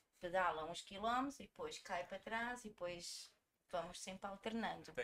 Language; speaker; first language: Portuguese; early bilingual, heritage; Portuguese